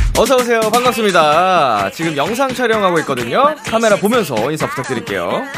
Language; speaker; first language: Korean; native; Korean